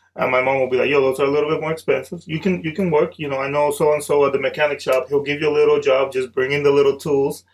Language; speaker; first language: English; early bilingual, other home language; Spanish